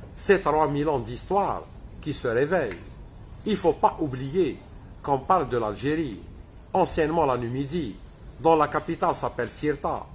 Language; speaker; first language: French; non-native, local second language; Arabic